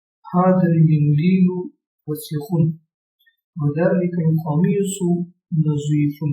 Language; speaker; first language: Arabic; non-native, fluent; Urdu